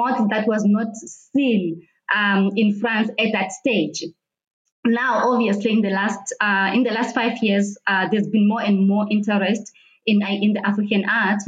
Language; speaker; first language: English; non-native, local second language; Xhosa